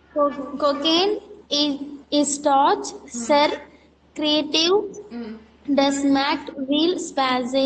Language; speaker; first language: German; non-native, learner; Tamil